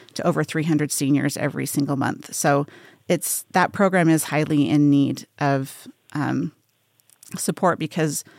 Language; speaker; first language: English; native; English